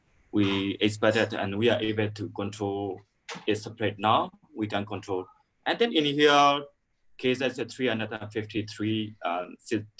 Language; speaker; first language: English; non-native, learner; Burmese